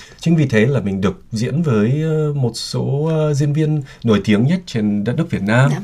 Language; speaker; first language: Vietnamese; non-native, fluent; English